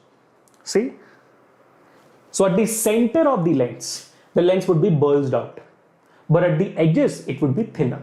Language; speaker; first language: English; non-native, local second language; Hindi